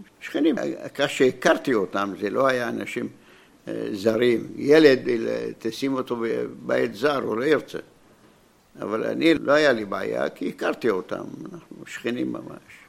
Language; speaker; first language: Hebrew; non-native, fluent; Arabic